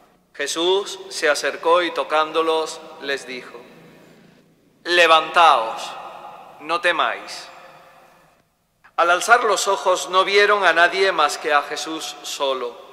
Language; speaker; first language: Spanish; native; Spanish